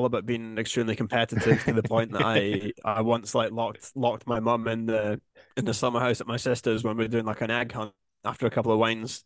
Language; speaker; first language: English; native; English